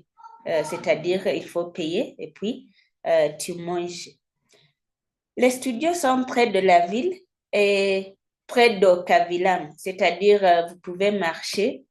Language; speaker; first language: French; non-native, fluent; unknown